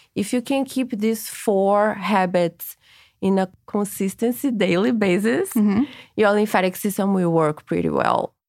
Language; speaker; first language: English; non-native, fluent; Portuguese